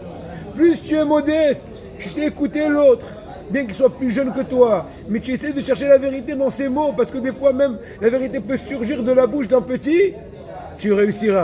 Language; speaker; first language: French; native; French